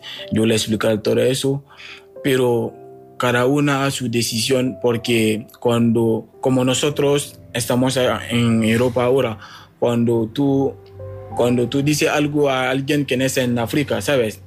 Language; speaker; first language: Spanish; non-native, learner; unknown